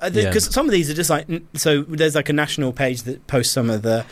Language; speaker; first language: English; native; English